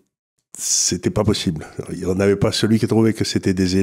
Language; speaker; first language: French; native; French